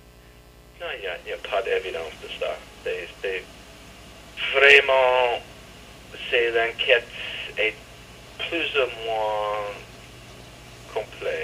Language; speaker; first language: French; non-native, fluent; English